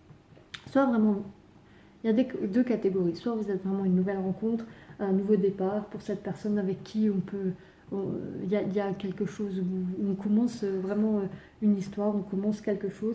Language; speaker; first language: French; native; French